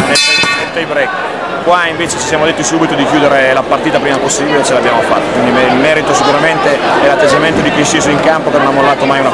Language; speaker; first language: Italian; native; Italian